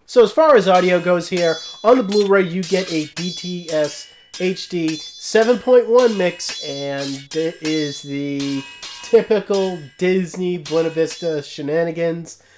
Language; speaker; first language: English; native; English